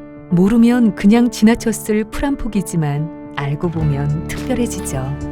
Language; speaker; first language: Korean; native; Korean